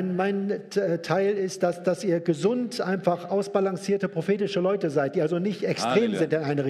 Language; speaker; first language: German; native; German